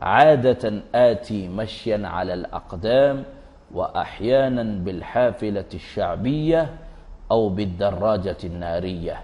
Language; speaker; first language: Arabic; non-native, fluent; Urdu